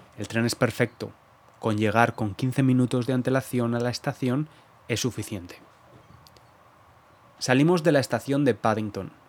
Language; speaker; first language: Spanish; native; Spanish